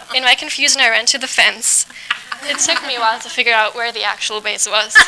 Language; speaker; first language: English; non-native, fluent; German